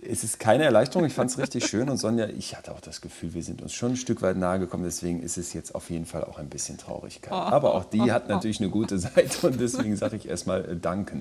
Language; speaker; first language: German; native; German